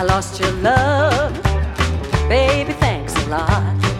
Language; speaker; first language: Danish; non-native, fluent; English